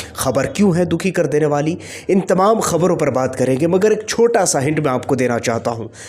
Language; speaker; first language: Hindi; native; Hindi